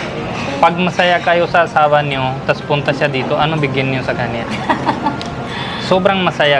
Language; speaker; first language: Filipino; non-native, learner; Punjabi